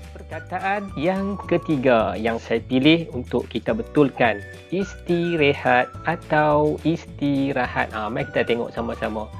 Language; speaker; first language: Malay; native; Malay